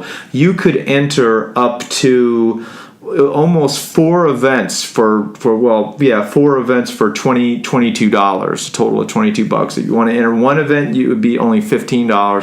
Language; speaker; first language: English; native; English